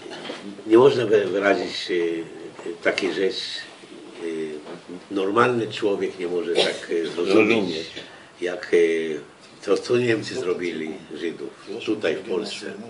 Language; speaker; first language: Polish; early bilingual, heritage; Hebrew